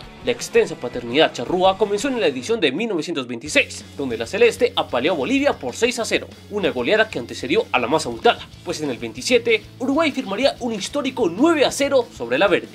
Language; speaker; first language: Spanish; native; Spanish